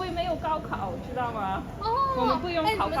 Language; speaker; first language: Chinese; non-native, fluent; English